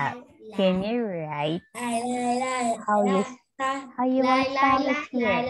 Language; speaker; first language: English; non-native, fluent; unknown